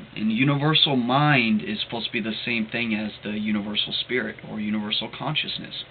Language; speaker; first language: English; native; English